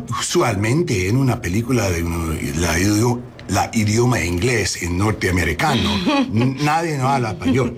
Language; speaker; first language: Spanish; non-native, learner; English